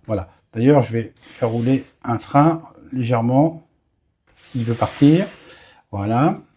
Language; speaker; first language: French; native; French